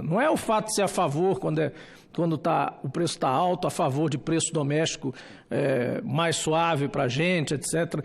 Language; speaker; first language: Portuguese; native; Portuguese